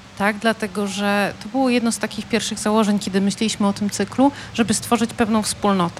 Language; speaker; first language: Polish; native; Polish